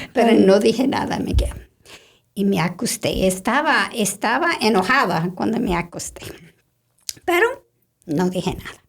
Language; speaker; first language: Spanish; non-native, fluent; English